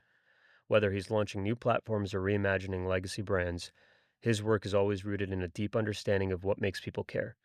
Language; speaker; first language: English; native; English